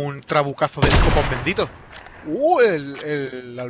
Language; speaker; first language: Spanish; native; Spanish